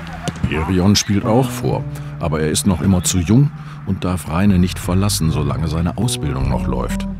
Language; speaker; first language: German; native; German